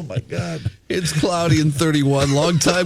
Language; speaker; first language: English; native; English